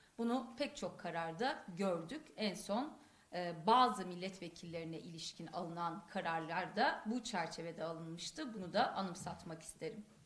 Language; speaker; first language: Turkish; non-native, local second language; Kurdish